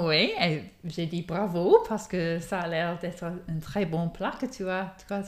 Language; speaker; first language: French; non-native, fluent; English